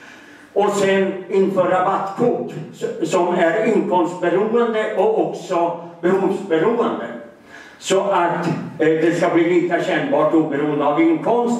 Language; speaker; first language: Swedish; native; Swedish